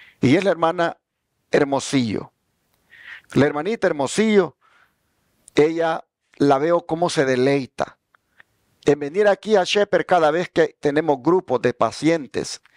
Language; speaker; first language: Spanish; native; Spanish